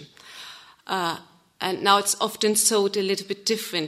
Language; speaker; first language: English; non-native, fluent; German